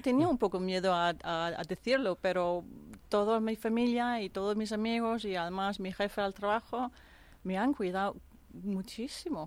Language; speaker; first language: Spanish; non-native, fluent; Danish